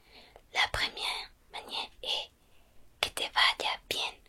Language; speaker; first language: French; non-native, fluent; Spanish